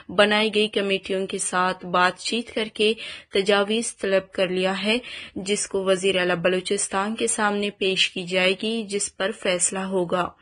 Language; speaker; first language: Urdu; non-native, local second language; Baluchi